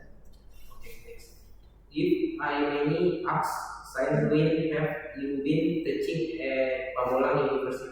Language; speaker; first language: English; non-native, learner; Indonesian